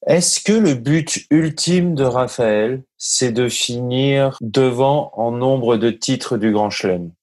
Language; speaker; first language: French; native; French